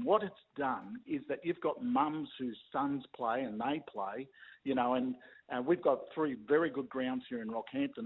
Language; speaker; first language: English; native; English